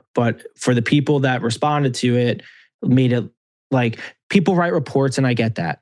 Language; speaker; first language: English; native; English